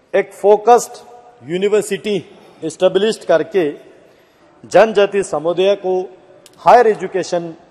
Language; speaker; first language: Hindi; native; Hindi